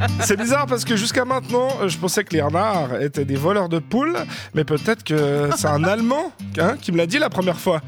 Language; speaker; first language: French; native; French